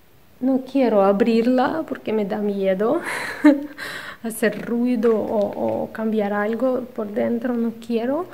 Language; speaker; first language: Spanish; non-native, fluent; Russian